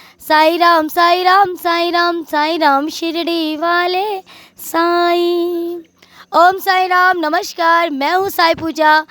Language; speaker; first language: Hindi; native; Hindi